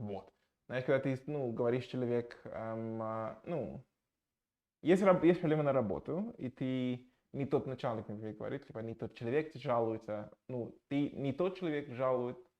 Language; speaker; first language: Russian; non-native, fluent; English